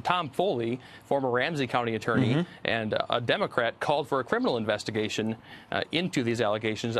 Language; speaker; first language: English; native; English